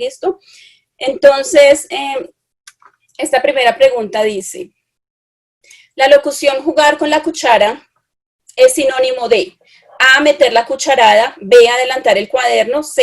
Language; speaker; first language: Spanish; native; Spanish